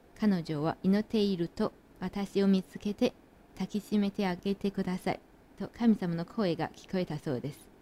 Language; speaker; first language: Japanese; non-native, fluent; Chinese